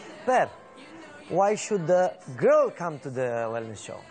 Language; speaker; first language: English; non-native, fluent; Romanian